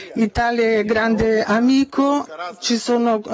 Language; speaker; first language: Italian; non-native, fluent; Macedonian